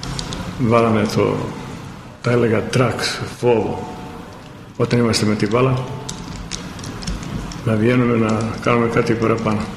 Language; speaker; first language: Greek; non-native, fluent; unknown